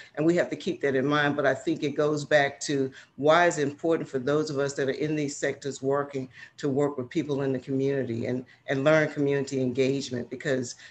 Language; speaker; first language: English; native; English